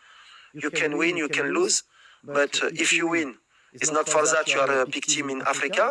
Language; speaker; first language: English; non-native, learner; French